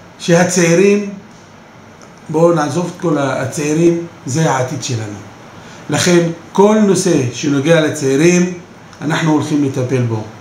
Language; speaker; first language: Hebrew; non-native, local second language; Arabic